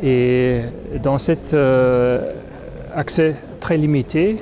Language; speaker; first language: French; non-native, fluent; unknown